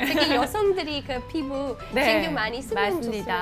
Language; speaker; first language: Korean; non-native, fluent; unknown